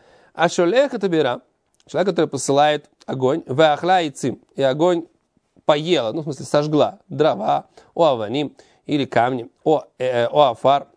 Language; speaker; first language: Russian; native; Russian